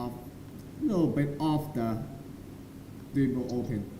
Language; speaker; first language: English; non-native, learner; Thai